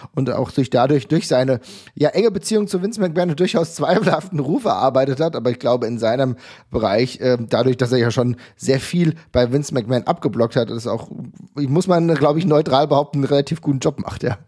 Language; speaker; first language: German; native; German